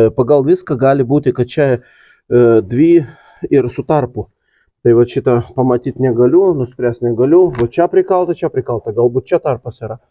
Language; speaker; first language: Lithuanian; non-native, local second language; Russian